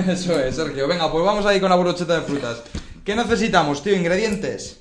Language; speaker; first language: Spanish; native; Spanish